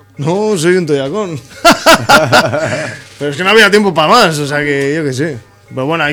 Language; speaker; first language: Spanish; native; Spanish